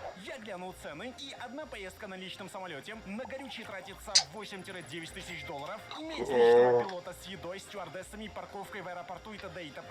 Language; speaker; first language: Russian; native; Russian